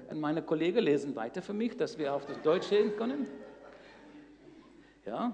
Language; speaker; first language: German; non-native, learner; English